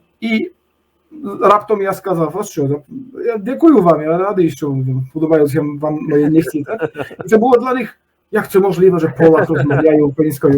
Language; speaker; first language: Polish; non-native, learner; Ukrainian